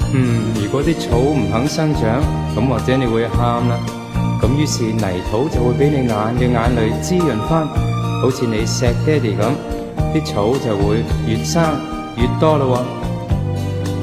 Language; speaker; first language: Cantonese; native; Cantonese